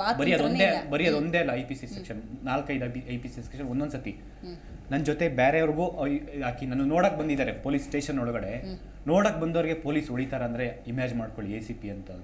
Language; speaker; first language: Kannada; native; Kannada